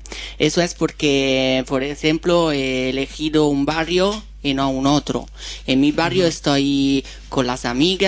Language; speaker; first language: Spanish; non-native, fluent; Italian